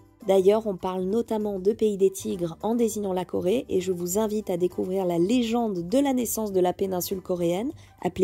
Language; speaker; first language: French; native; French